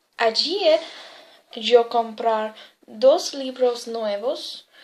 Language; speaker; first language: Spanish; non-native, learner; English